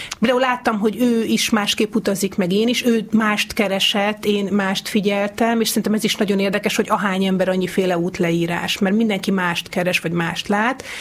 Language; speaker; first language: Hungarian; native; Hungarian